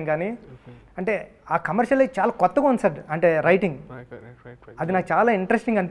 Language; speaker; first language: Telugu; native; Telugu